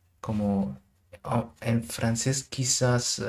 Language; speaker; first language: Spanish; non-native, learner; German